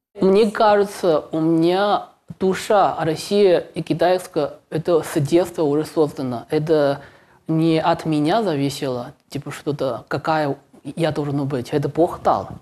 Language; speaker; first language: Russian; non-native, learner; Chinese